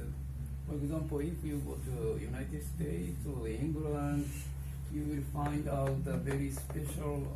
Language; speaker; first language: English; non-native, fluent; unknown